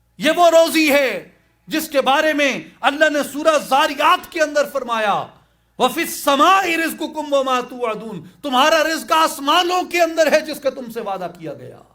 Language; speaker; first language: Urdu; non-native, local second language; Saraiki